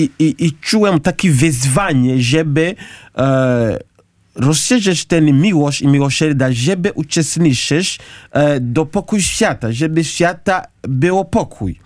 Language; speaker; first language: Polish; non-native, learner; Kinyarwanda